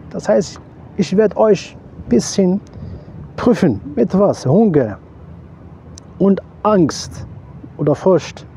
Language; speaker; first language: German; non-native, fluent; Arabic